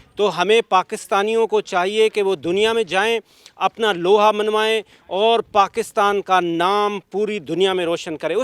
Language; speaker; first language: Urdu; non-native, local second language; Sindhi